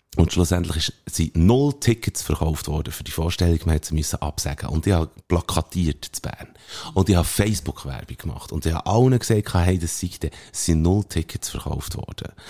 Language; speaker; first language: German; native; German